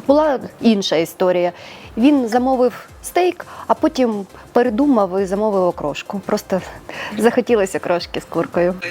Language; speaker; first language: Ukrainian; native; Ukrainian